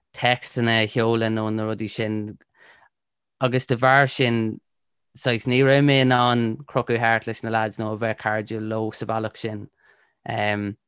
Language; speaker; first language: Irish; non-native, local second language; English